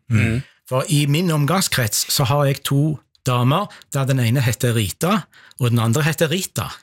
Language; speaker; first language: Norwegian; native; Norwegian